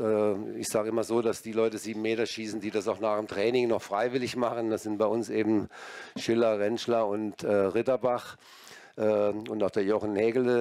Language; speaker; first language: German; native; German